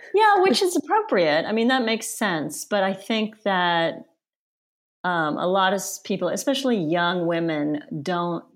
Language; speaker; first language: English; early bilingual, other home language; Polish